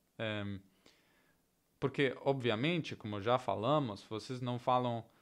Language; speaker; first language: Portuguese; non-native, learner; Italian